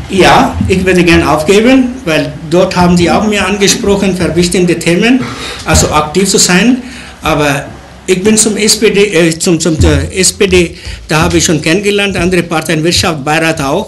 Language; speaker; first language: German; early bilingual, other home language; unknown